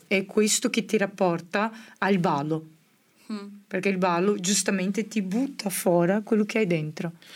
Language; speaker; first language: Italian; non-native, fluent; Portuguese